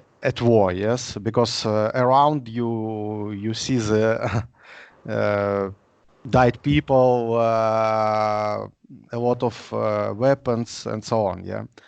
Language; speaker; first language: English; non-native, learner; Russian